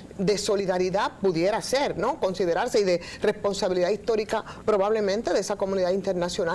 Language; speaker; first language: Spanish; native; Spanish